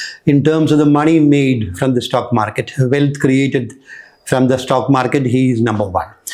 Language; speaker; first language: English; non-native, local second language; Malayalam